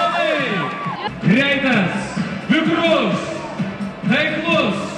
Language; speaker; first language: Lithuanian; native; Lithuanian